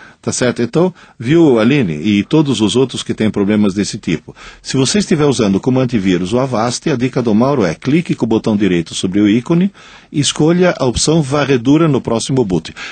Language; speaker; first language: Portuguese; non-native, fluent; Italian